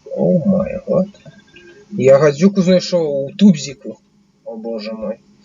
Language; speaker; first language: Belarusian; non-native, local second language; Russian